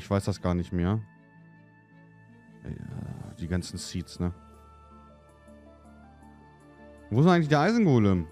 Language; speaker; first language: German; native; German